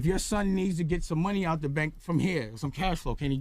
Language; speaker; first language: English; native; English